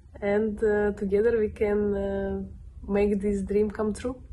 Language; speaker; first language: English; non-native, learner; Russian